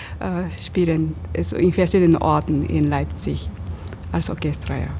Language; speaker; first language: German; non-native, learner; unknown